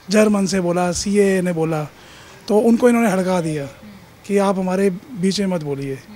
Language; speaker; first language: Hindi; native; Hindi